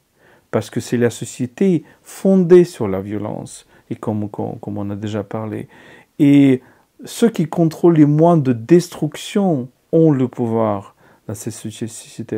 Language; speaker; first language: French; non-native, fluent; Ukrainian